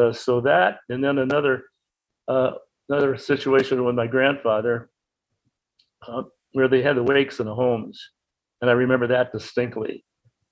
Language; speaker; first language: English; native; English